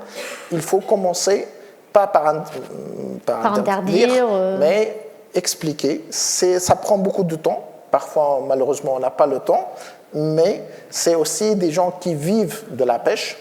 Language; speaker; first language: French; non-native, local second language; Arabic